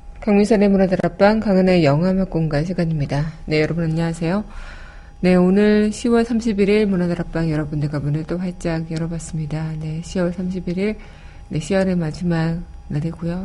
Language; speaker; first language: Korean; native; Korean